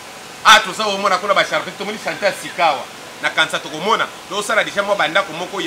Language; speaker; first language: French; non-native, local second language; Lingala